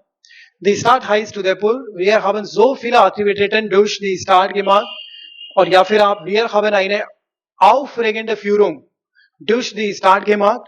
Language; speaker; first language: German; non-native, fluent; Hindi